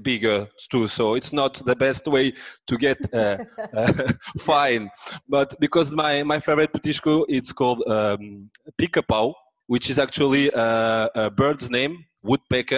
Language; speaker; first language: English; non-native, fluent; French